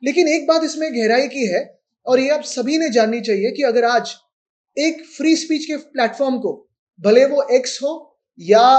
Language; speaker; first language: Hindi; non-native, local second language; Marathi